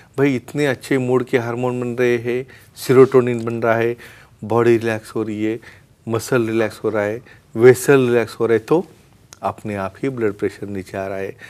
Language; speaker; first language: Hindi; non-native, local second language; Marathi